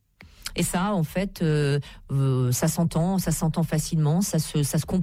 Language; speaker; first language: French; native; French